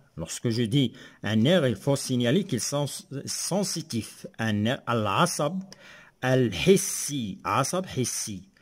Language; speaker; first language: French; non-native, local second language; Arabic